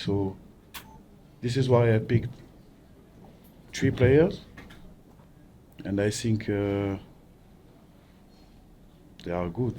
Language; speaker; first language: English; non-native, learner; French